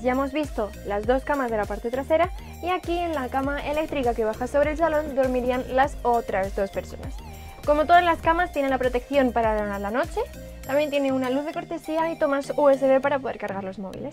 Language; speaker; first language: Spanish; native; Spanish